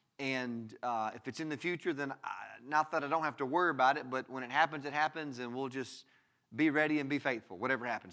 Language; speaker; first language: English; native; English